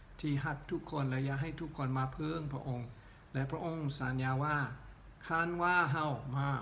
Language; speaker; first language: Thai; non-native, local second language; Northeastern Thai